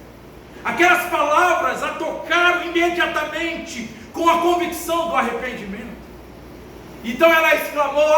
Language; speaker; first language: Portuguese; native; Portuguese